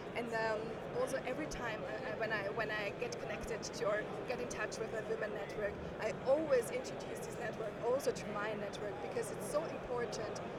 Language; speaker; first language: English; non-native, fluent; German